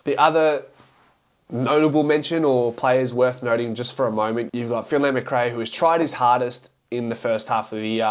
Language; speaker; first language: English; native; English